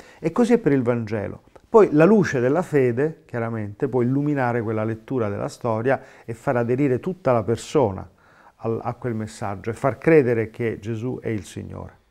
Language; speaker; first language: Italian; native; Italian